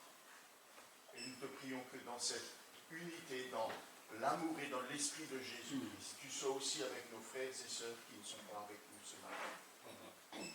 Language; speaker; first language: French; native; French